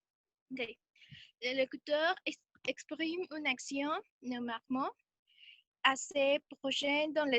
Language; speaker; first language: French; non-native, learner; Spanish